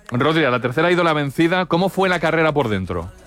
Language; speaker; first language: Spanish; native; Spanish